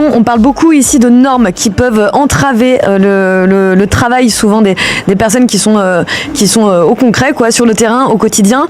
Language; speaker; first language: French; native; French